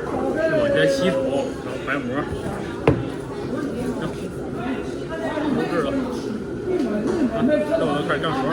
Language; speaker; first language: Chinese; native; Chinese